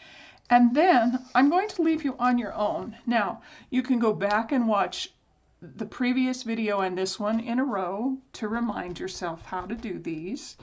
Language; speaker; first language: English; native; English